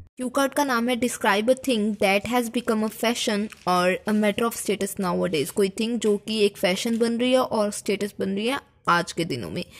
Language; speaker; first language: Hindi; native; Hindi